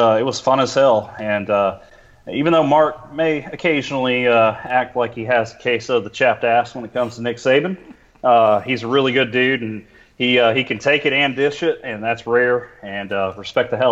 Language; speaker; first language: English; native; English